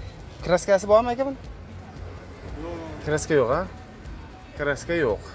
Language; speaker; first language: Turkish; non-native, learner; Uzbek